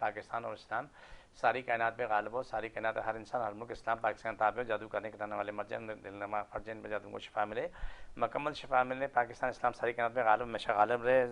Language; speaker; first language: Urdu; non-native, local second language; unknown